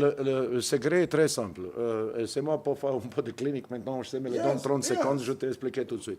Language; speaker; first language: French; non-native, fluent; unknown